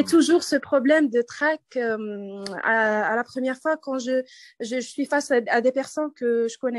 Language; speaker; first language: French; non-native, learner; Arabic